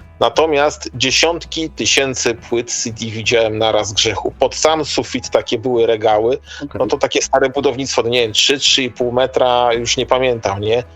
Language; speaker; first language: Polish; native; Polish